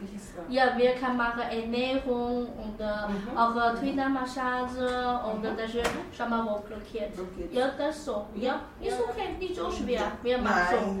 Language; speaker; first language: German; non-native, learner; Chinese